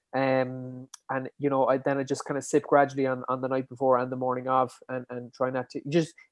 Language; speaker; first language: English; native; English